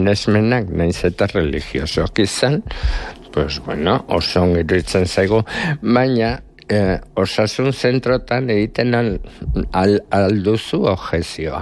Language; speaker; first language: Basque; native; Basque